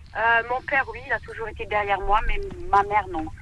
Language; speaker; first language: French; non-native, local second language; Arabic